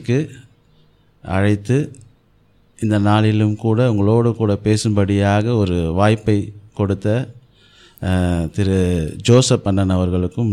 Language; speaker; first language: Tamil; native; Tamil